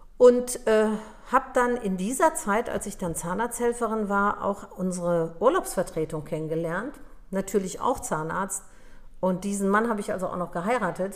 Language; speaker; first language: German; early bilingual, other home language; Polish